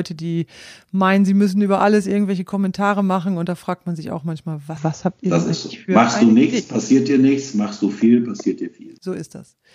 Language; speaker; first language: German; native; German